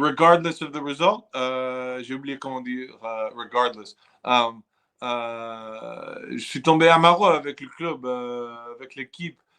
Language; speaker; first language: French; non-native, fluent; English